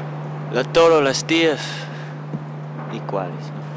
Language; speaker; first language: Spanish; non-native, learner; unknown